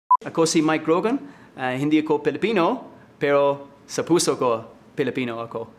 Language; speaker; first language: Filipino; non-native, learner; English